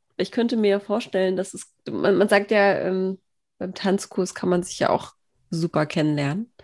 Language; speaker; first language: German; native; German